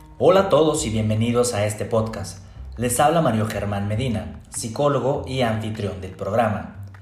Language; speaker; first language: Spanish; native; Spanish